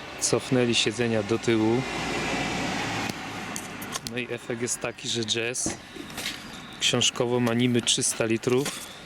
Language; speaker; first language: Polish; native; Polish